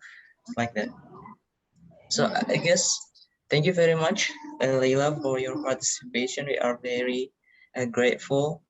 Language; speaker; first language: English; non-native, learner; Indonesian